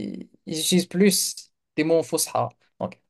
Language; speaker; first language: French; non-native, local second language; Kabyle